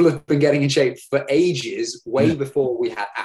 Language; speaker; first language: English; native; English